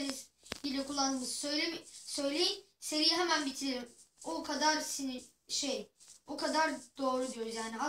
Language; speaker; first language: Turkish; native; Turkish